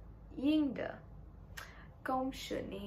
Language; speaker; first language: Chinese; non-native, learner; English